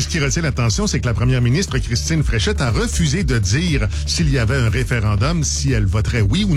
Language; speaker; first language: French; native; French